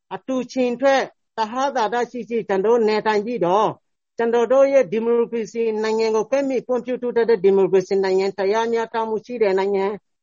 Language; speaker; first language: Burmese; non-native, local second language; Rohingya